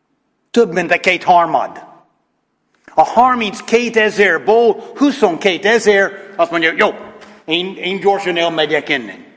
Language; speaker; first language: Hungarian; non-native, fluent; English